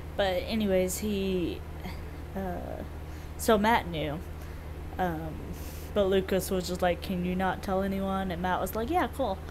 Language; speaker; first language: English; native; English